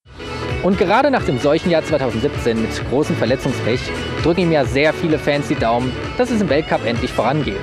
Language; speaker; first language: German; native; German